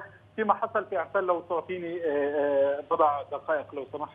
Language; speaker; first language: Arabic; native; Arabic